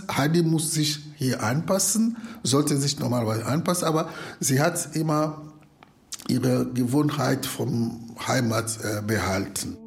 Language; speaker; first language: German; non-native, fluent; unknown